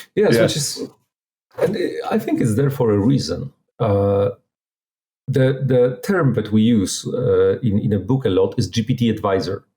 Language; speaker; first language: English; non-native, fluent; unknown